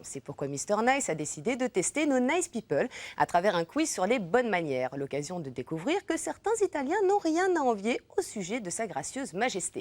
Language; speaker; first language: French; native; French